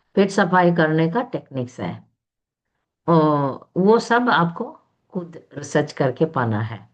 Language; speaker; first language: Hindi; non-native, local second language; Tamil